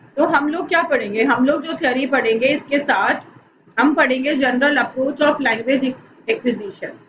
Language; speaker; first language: Hindi; native; Hindi